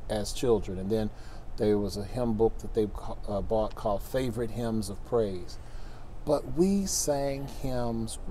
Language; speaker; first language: English; native; English